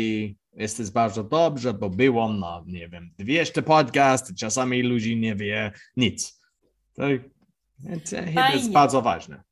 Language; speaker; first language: Polish; non-native, learner; English